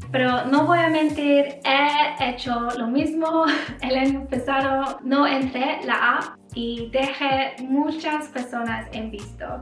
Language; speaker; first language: Spanish; non-native, learner; English